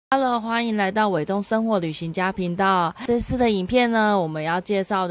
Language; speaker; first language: Chinese; native; Chinese